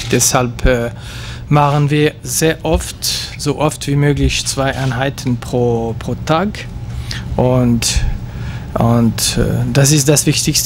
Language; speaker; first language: German; non-native, local second language; French